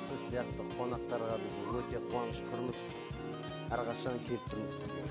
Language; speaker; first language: Kazakh; non-native, local second language; Kurdish